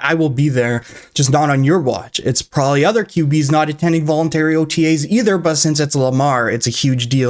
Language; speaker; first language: English; native; English